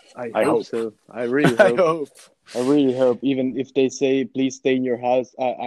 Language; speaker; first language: English; non-native, fluent; Italian